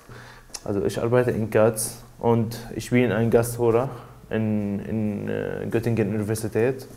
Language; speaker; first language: German; non-native, learner; Arabic